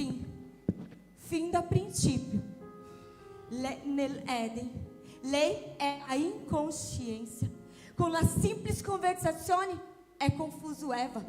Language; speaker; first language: Italian; non-native, fluent; Portuguese